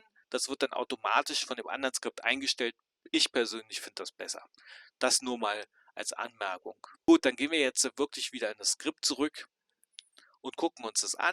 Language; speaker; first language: German; native; German